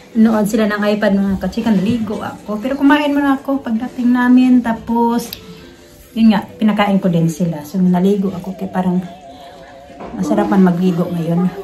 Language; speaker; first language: Filipino; non-native, local second language; Cebuano